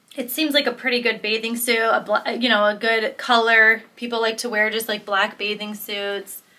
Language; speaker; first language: English; native; English